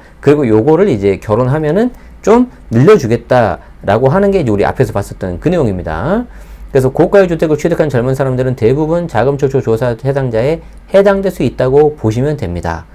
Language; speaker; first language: Korean; native; Korean